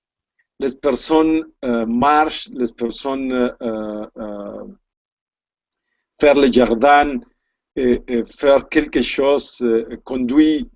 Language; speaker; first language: French; non-native, learner; Spanish